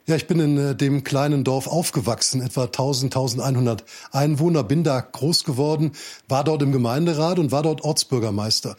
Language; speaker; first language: German; native; German